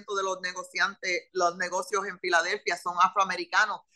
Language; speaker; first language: Spanish; early bilingual, heritage; Spanish